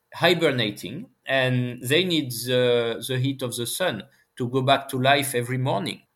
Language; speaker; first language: English; non-native, fluent; French